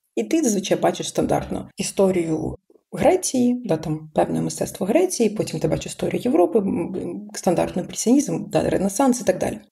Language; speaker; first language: Ukrainian; early bilingual, other home language; Persian